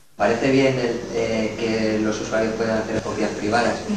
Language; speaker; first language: Spanish; non-native, fluent; Arabic